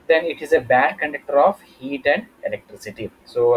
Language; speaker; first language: English; non-native, local second language; Kannada